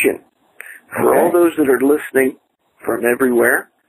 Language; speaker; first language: English; non-native, local second language; Filipino